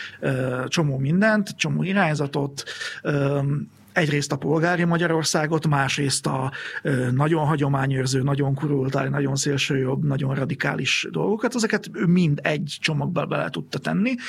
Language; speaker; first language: Hungarian; native; Hungarian